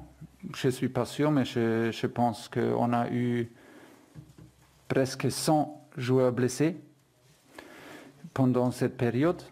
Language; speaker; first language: French; non-native, fluent; German